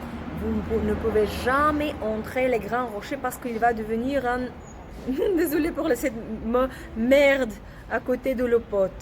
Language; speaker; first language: French; non-native, learner; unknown